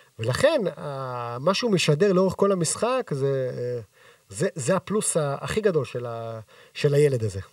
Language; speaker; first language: Hebrew; native; Hebrew